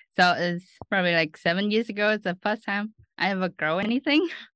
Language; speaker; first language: English; non-native, fluent; Vietnamese